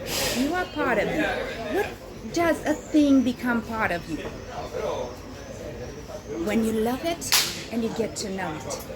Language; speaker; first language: English; non-native, fluent; Italian